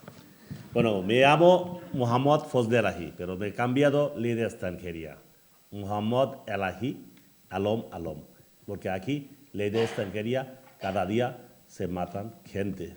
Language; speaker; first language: Spanish; non-native, learner; Bangla